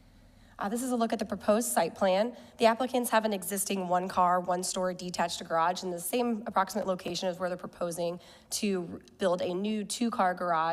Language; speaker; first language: English; native; English